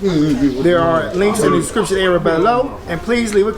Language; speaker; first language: English; native; English